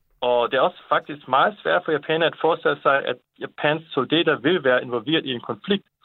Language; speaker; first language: Danish; non-native, fluent; Japanese